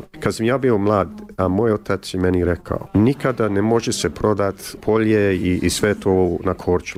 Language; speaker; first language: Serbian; early bilingual, heritage; Croatian